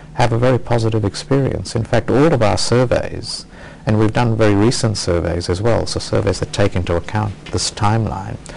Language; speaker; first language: English; native; English